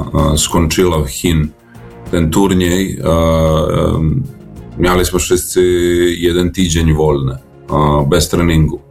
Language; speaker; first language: Polish; non-native, learner; Serbian